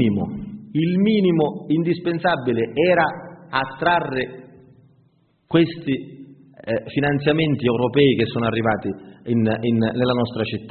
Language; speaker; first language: Italian; native; Italian